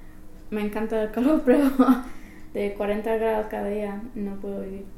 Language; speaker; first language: Spanish; non-native, learner; English